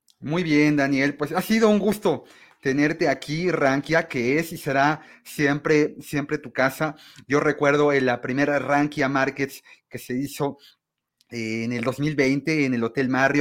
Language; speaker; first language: Spanish; native; Spanish